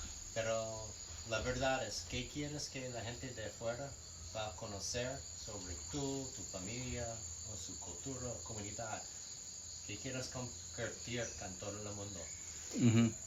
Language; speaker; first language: Spanish; non-native, learner; English